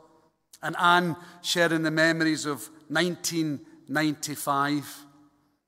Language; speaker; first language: English; native; English